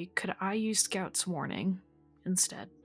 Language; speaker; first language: English; native; English